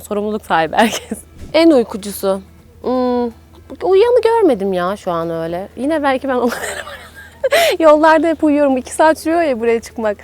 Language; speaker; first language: Turkish; native; Turkish